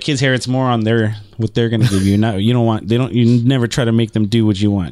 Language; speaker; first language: English; native; English